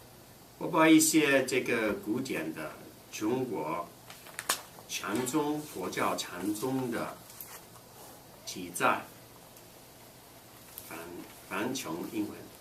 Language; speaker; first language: Chinese; non-native, fluent; English